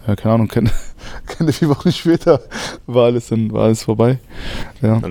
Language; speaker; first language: German; native; German